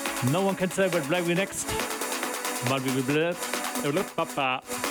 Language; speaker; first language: English; non-native, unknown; German